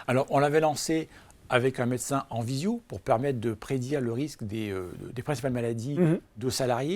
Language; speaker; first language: French; native; French